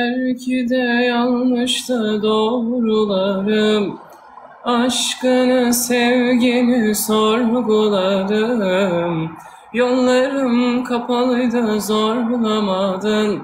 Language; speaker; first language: Turkish; native; Turkish